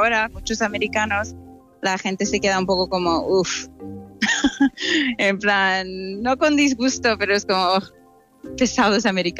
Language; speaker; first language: Spanish; non-native, fluent; English